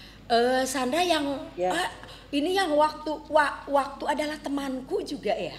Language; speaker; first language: Indonesian; native; Indonesian